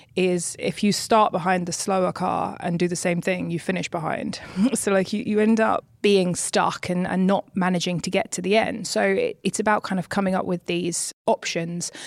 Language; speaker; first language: English; native; English